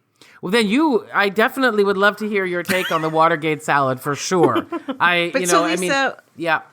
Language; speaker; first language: English; native; English